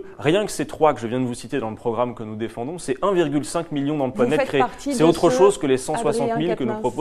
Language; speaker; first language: French; native; French